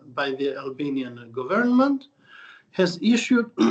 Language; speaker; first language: English; non-native, fluent; Albanian